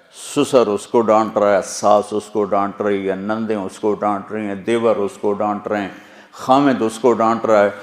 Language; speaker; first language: Urdu; non-native, local second language; Punjabi